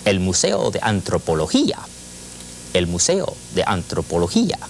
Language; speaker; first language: Spanish; non-native, fluent; English